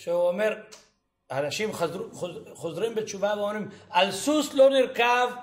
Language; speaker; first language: Hebrew; early bilingual, other home language; Ladino